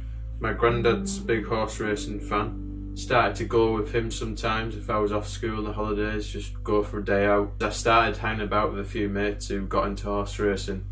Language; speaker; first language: English; native; English